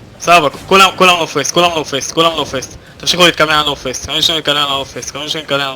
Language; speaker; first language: Hebrew; native; Hebrew